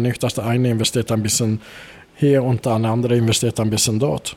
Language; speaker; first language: German; non-native, fluent; Swedish